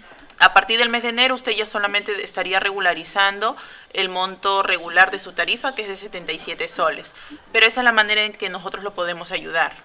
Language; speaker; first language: Spanish; native; Spanish